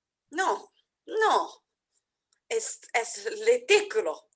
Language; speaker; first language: Spanish; non-native, learner; English